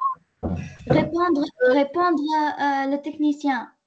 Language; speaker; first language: French; non-native, learner; Arabic